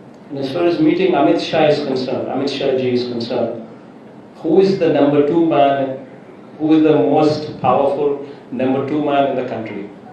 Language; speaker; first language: English; non-native, local second language; Telugu